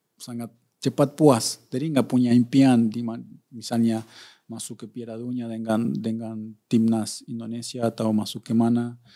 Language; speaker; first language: Indonesian; non-native, fluent; Spanish